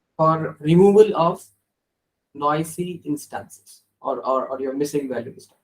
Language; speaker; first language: English; non-native, local second language; Hindi